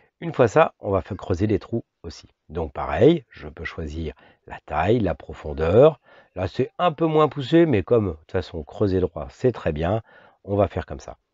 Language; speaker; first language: French; native; French